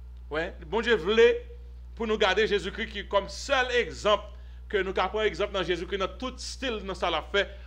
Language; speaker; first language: French; native; French